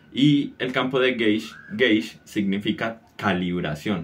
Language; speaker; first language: Spanish; native; Spanish